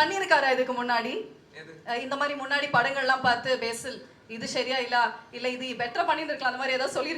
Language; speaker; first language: Tamil; native; Tamil